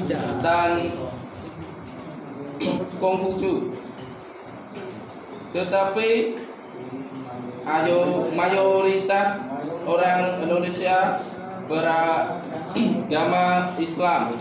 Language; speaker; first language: Indonesian; non-native, learner; Khmer